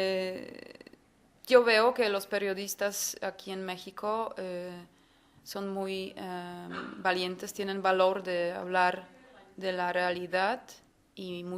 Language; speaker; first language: Spanish; non-native, fluent; Polish